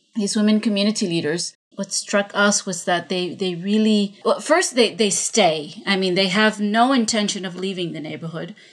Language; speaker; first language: English; non-native, fluent; Spanish